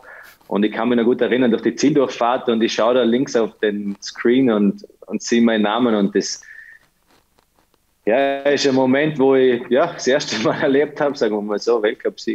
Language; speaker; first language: German; native; German